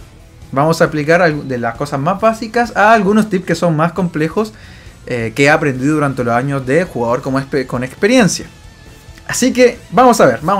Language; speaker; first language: Spanish; native; Spanish